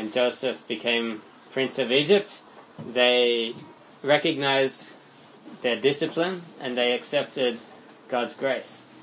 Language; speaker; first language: English; native; English